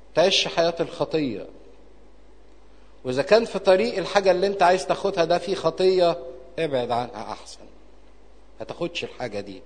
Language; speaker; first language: Arabic; native; Arabic